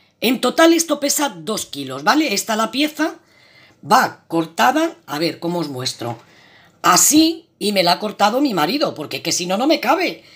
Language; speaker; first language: Spanish; native; Spanish